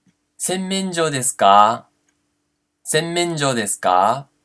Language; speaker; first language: Japanese; non-native, fluent; Portuguese